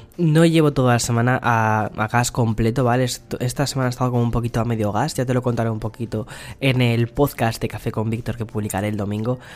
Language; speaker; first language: Spanish; native; Spanish